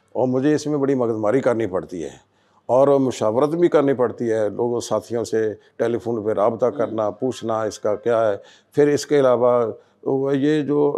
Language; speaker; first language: Urdu; native; Urdu